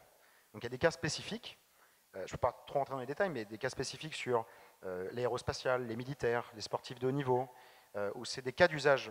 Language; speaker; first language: French; native; French